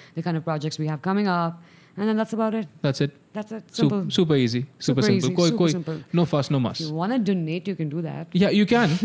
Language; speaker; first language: English; non-native, local second language; Sindhi